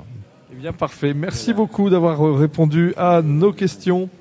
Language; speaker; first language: French; native; French